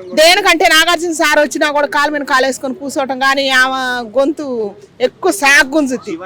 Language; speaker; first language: Telugu; native; Telugu